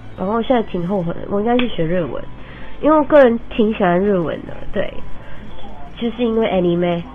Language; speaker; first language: Chinese; native; Chinese